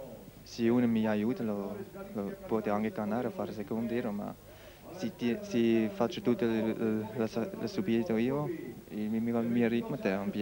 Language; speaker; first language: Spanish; non-native, learner; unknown